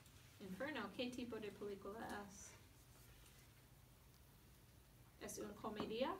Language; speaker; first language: Spanish; non-native, fluent; English